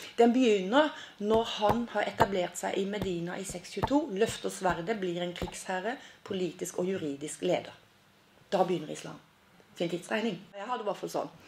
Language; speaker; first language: Norwegian; native; Norwegian